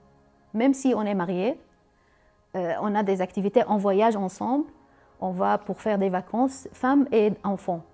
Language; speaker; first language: French; non-native, learner; Arabic